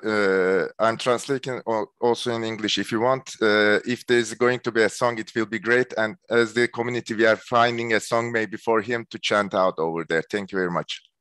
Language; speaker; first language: English; non-native, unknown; Turkish